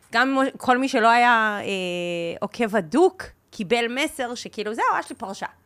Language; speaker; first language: Hebrew; early bilingual, heritage; English